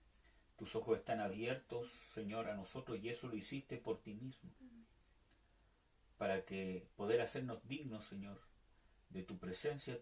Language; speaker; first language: Spanish; native; Spanish